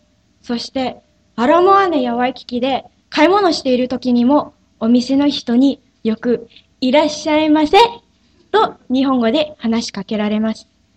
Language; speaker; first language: Japanese; non-native, fluent; English